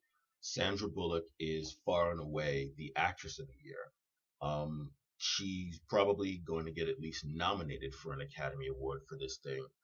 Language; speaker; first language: English; native; English